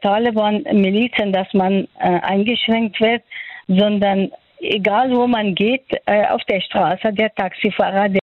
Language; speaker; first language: German; non-native, fluent; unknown